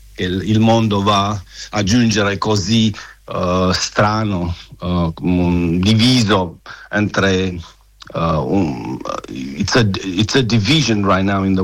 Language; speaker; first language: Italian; non-native, learner; Romanian